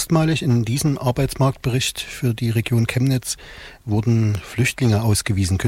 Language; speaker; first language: German; native; German